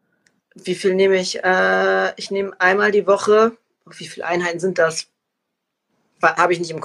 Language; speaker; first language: German; native; German